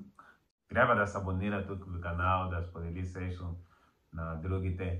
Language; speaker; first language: Bulgarian; non-native, learner; Portuguese